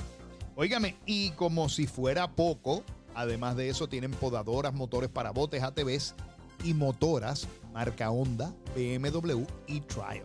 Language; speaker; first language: Spanish; native; Spanish